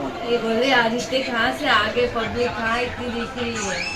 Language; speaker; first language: Hindi; non-native, local second language; Marathi